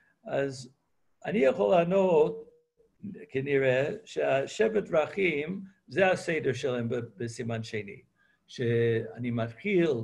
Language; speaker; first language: Hebrew; non-native, fluent; English